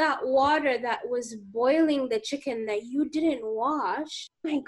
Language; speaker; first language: English; non-native, local second language; Ganda